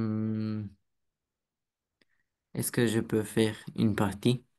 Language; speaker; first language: French; non-native, learner; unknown